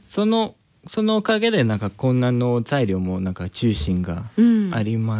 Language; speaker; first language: Japanese; non-native, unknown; Spanish